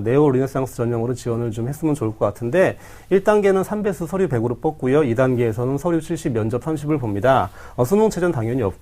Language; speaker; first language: Korean; native; Korean